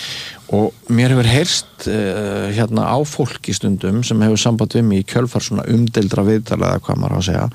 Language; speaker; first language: Icelandic; native; Icelandic